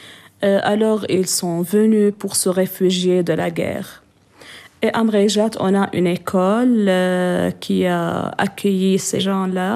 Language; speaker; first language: French; non-native, local second language; Arabic